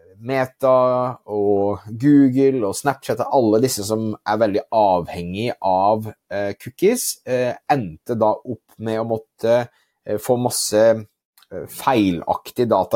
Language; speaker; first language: Norwegian; native; Norwegian